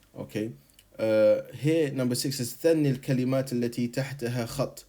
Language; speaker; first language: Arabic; non-native, fluent; English